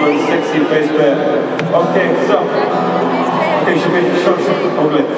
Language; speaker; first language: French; non-native, learner; English